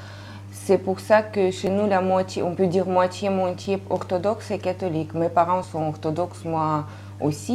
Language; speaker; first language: French; non-native, fluent; Russian